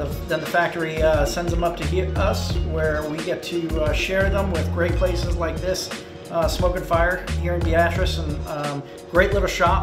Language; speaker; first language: English; native; English